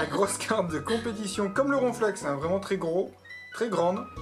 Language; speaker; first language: French; native; French